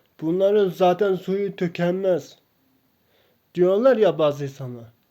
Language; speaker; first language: Turkish; non-native, local second language; Kurdish